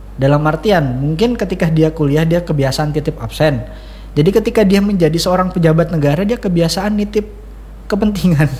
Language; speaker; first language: Indonesian; native; Indonesian